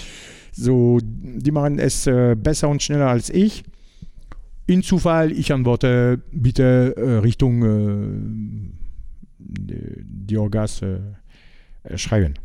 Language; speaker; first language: German; non-native, learner; French